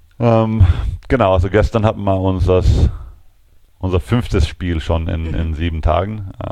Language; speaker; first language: German; non-native, fluent; Swedish